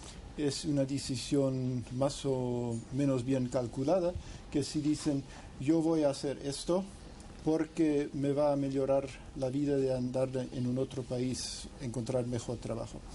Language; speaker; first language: Spanish; non-native, fluent; English